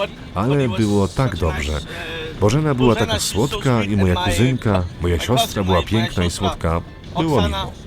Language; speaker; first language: Polish; non-native, fluent; English